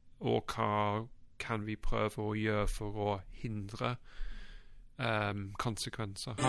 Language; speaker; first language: Norwegian; non-native, fluent; English